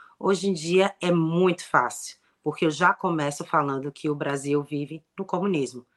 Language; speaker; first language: Portuguese; native; Portuguese